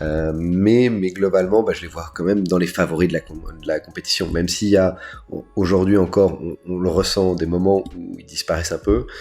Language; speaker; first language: French; native; French